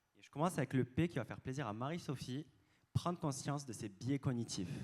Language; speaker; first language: French; native; French